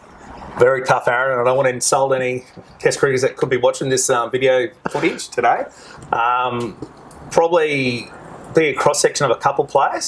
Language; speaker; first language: English; native; English